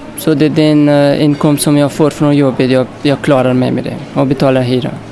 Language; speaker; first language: Swedish; non-native, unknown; Persian